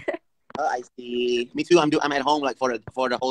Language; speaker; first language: English; non-native, learner; Indonesian